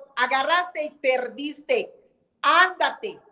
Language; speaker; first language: Spanish; native; Spanish